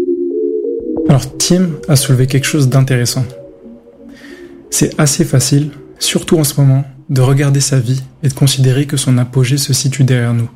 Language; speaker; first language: French; native; French